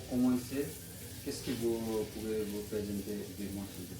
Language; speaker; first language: French; non-native, learner; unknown